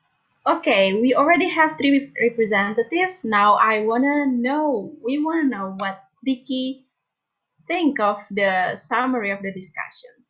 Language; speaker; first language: English; non-native, fluent; Indonesian